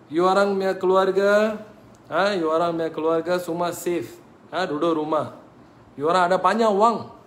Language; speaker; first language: Malay; non-native, local second language; Tamil